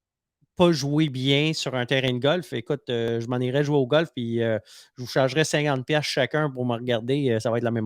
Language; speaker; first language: French; native; French